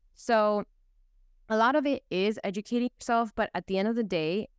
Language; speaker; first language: English; early bilingual, other home language; Spanish